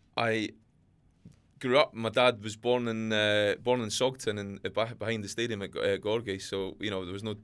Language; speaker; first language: English; native; English